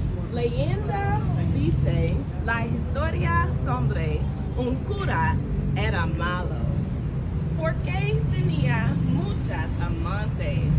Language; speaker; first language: Spanish; non-native, learner; English